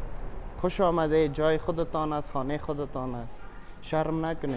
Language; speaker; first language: Persian; native; Persian